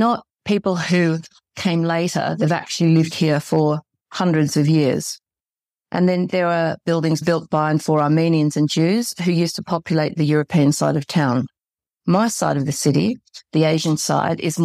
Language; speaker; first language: English; native; English